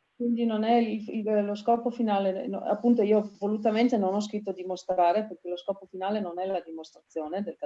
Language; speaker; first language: Italian; native; Italian